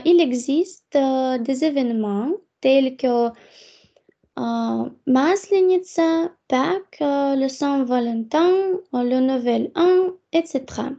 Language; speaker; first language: French; non-native, fluent; Russian